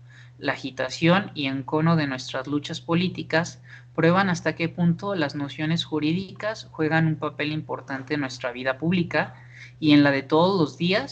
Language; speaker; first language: Spanish; native; Spanish